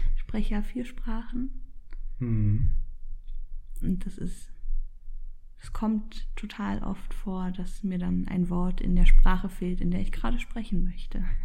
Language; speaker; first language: German; early bilingual, other home language; Polish